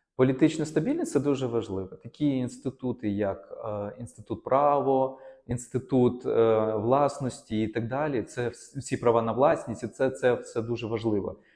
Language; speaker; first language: Ukrainian; non-native, local second language; Russian